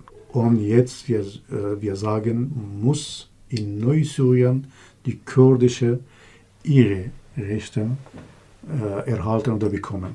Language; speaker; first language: German; non-native, learner; Kurdish